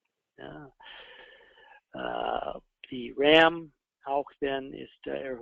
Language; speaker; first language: German; non-native, fluent; English